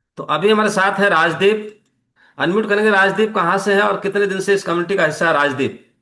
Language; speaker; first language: Hindi; native; Hindi